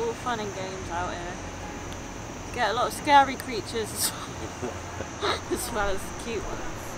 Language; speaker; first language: English; native; English